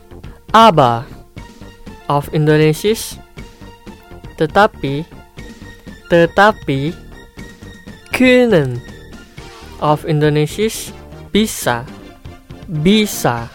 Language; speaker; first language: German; non-native, fluent; Indonesian